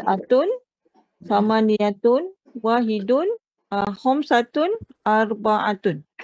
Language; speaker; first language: Arabic; non-native, learner; Malay